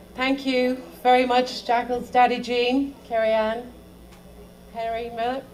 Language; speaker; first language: English; native; English